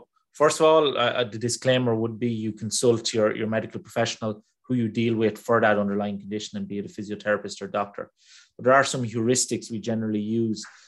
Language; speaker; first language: English; native; English